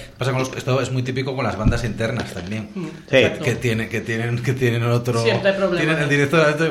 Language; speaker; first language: Spanish; native; Spanish